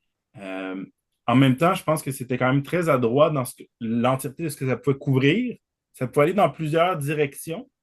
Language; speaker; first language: French; native; French